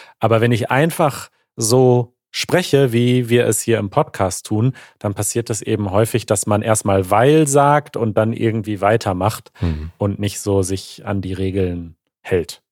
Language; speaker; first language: German; native; German